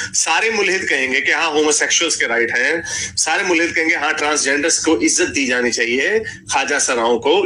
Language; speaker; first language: Urdu; native; Urdu